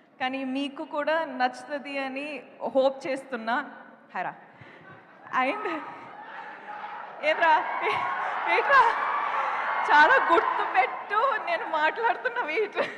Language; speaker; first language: Telugu; non-native, local second language; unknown